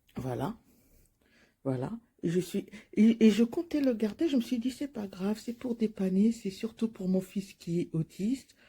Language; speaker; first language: French; non-native, fluent; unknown